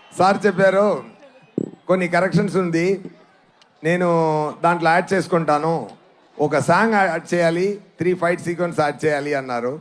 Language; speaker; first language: Telugu; non-native, learner; Tamil